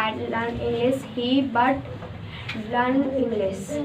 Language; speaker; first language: English; non-native, learner; Hindi